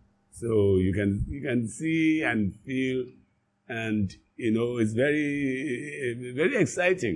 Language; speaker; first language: English; non-native, local second language; Yoruba